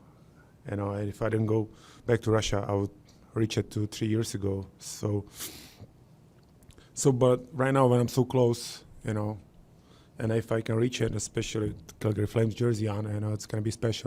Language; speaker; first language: English; non-native, fluent; Czech